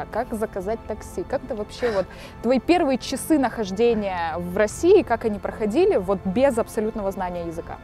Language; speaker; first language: Russian; native; Russian